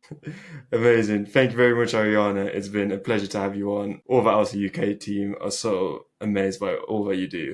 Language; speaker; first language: English; early bilingual, other home language; Albanian